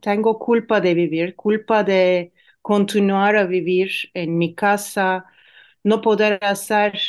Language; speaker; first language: Spanish; non-native, fluent; Turkish